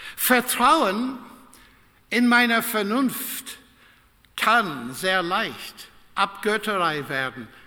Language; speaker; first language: German; non-native, fluent; English